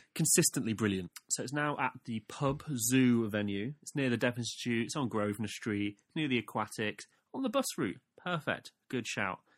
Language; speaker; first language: English; native; English